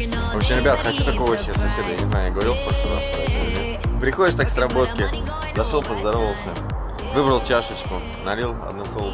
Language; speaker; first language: Russian; native; Russian